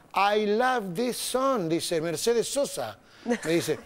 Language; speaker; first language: Spanish; native; Spanish